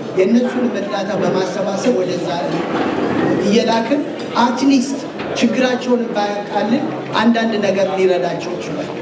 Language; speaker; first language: Amharic; native; Amharic